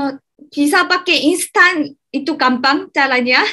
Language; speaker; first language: Indonesian; non-native, learner; Korean